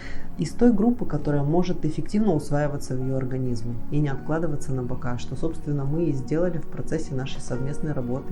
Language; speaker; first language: Russian; native; Russian